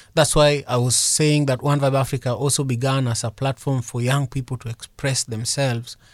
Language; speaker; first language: English; non-native, local second language; Luo (Kenya and Tanzania)